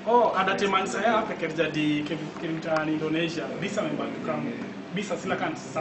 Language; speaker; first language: Indonesian; non-native, learner; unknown